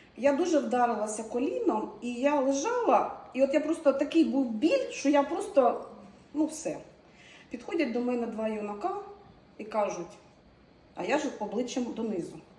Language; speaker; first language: Ukrainian; non-native, local second language; Russian